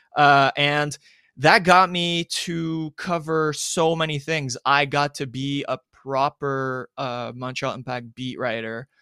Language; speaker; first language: English; non-native, fluent; French